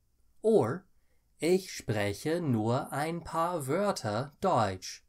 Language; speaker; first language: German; non-native, fluent; English